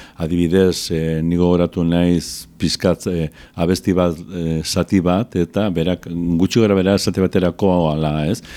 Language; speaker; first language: Basque; non-native, local second language; Spanish